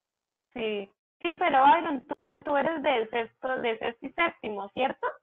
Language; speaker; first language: Spanish; native; Spanish